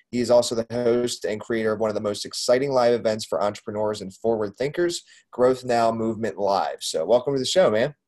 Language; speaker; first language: English; native; English